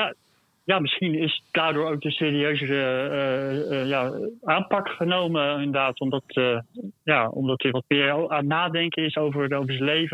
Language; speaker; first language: Dutch; native; Dutch